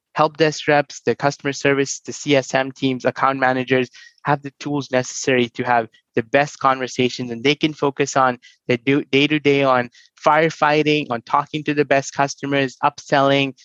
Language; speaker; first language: English; non-native, local second language; Hindi